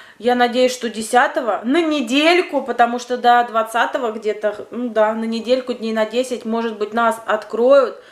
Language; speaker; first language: Russian; native; Russian